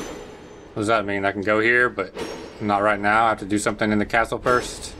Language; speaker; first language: English; native; English